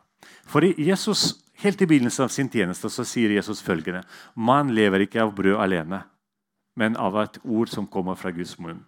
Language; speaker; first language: Norwegian; non-native, fluent; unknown